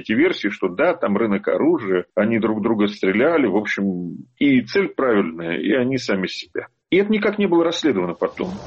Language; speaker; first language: Russian; native; Russian